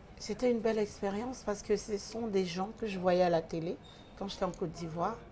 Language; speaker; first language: French; early bilingual, other home language; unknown